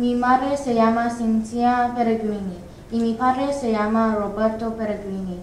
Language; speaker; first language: Spanish; non-native, learner; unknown